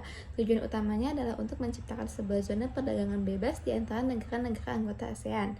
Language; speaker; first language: Indonesian; native; Indonesian